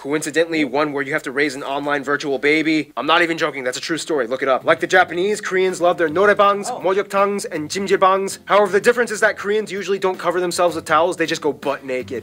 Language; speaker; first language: English; early bilingual, other home language; Korean